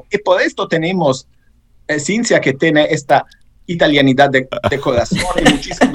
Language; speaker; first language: Spanish; non-native, fluent; Italian